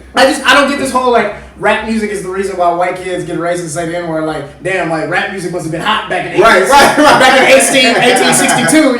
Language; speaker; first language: English; native; English